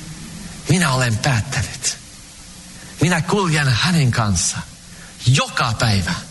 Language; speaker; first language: Finnish; early bilingual, heritage; Finnish